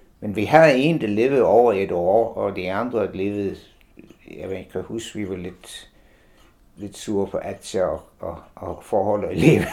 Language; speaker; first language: Danish; non-native, fluent; English